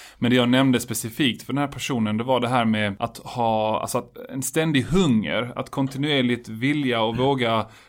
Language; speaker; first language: Swedish; native; Swedish